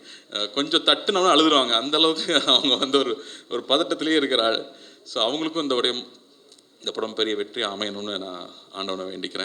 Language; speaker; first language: Tamil; native; Tamil